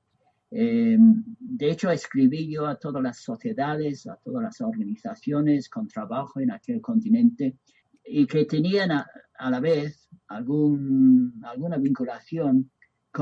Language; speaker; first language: Spanish; non-native, fluent; English